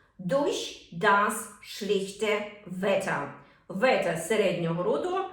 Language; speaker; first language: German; non-native, fluent; Ukrainian